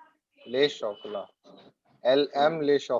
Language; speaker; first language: French; non-native, learner; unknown